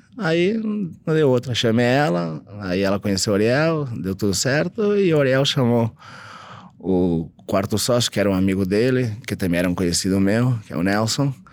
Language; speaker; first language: Portuguese; non-native, fluent; Catalan